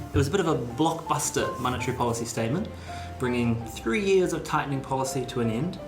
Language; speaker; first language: English; native; English